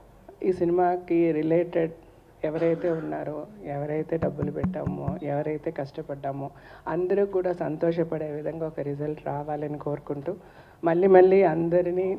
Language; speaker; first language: Telugu; native; Telugu